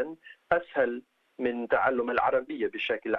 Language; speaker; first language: Arabic; non-native, fluent; English